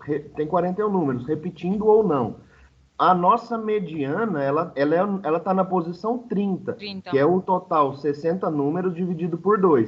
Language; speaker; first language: Portuguese; native; Portuguese